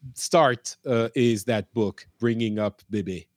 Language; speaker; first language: English; non-native, fluent; Arabic